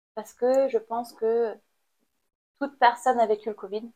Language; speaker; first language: French; non-native, fluent; Khmer